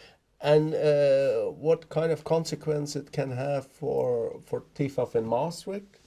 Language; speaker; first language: English; non-native, fluent; Dutch